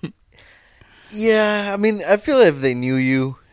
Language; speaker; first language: English; non-native, fluent; Spanish